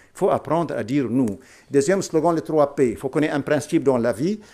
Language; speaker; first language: French; non-native, local second language; Arabic